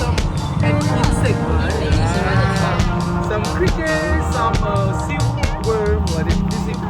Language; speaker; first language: English; non-native, learner; Thai